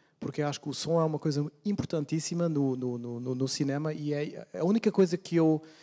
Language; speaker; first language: Portuguese; early bilingual, heritage; Portuguese